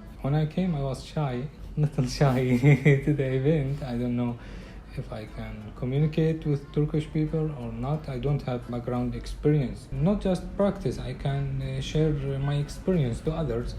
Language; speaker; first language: English; non-native, learner; Arabic